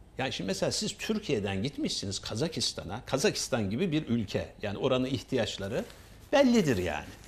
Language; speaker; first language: Turkish; native; Turkish